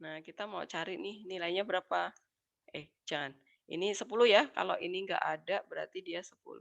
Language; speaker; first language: Indonesian; native; Indonesian